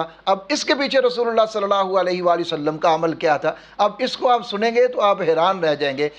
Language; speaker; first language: Urdu; native; Urdu